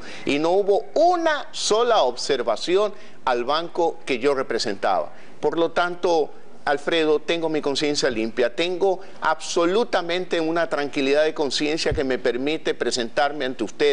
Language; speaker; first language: Spanish; native; Spanish